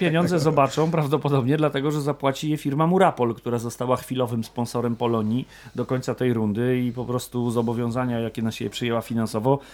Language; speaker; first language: Polish; native; Polish